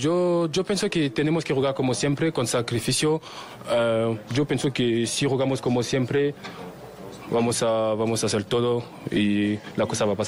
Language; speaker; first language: Spanish; non-native, learner; French